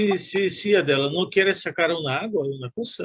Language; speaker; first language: Spanish; non-native, learner; Portuguese